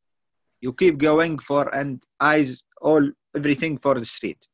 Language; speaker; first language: English; non-native, learner; Arabic